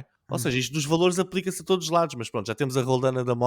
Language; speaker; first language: Portuguese; native; Portuguese